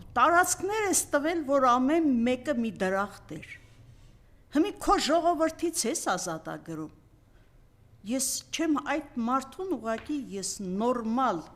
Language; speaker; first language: Armenian; native; Armenian